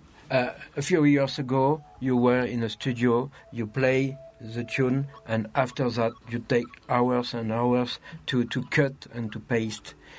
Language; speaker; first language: English; non-native, fluent; French